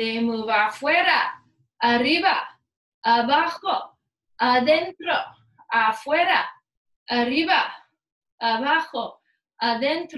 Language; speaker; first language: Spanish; non-native, learner; English